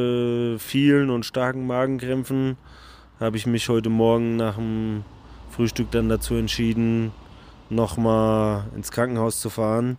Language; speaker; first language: German; native; German